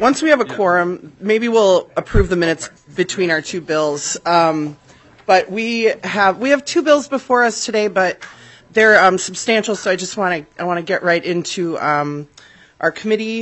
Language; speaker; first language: English; native; English